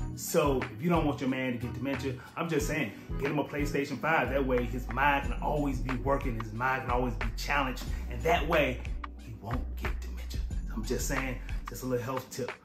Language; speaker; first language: English; native; English